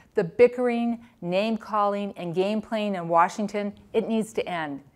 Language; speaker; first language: English; native; English